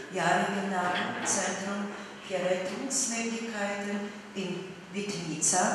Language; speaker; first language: German; non-native, fluent; Polish